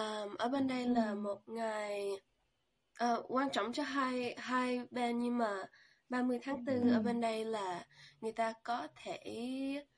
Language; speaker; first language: Vietnamese; early bilingual, heritage; Vietnamese